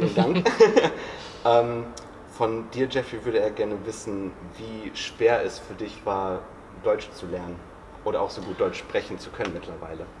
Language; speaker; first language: German; native; German